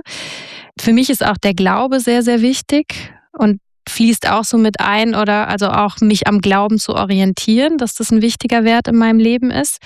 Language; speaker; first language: German; native; German